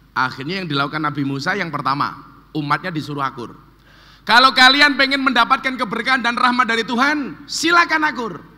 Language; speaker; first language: Indonesian; native; Indonesian